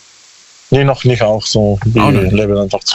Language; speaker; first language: German; non-native, learner; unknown